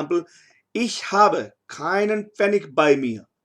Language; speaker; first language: German; non-native, fluent; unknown